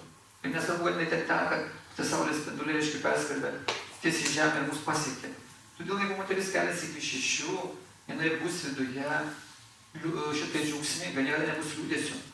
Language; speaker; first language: Lithuanian; native; Lithuanian